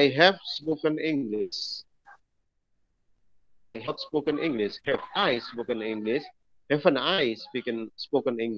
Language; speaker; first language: English; non-native, learner; Indonesian